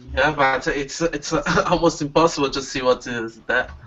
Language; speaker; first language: English; non-native, learner; Portuguese